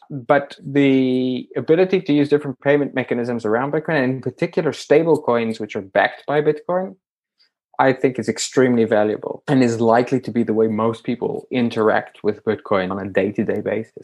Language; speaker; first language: English; native; English